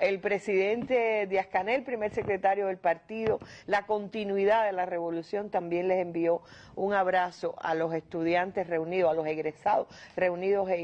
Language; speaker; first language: Spanish; native; Spanish